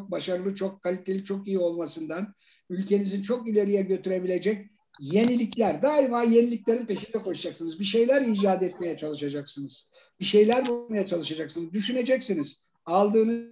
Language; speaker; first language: Turkish; native; Turkish